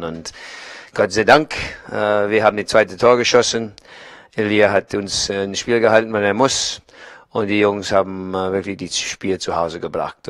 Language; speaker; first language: German; non-native, learner; English